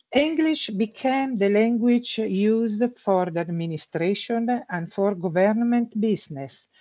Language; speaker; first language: English; non-native, learner; Italian